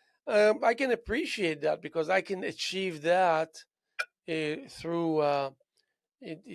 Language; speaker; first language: English; non-native, fluent; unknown